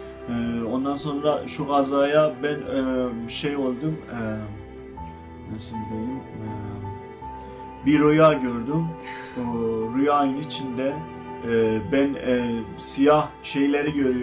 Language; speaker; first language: Turkish; non-native, fluent; Azerbaijani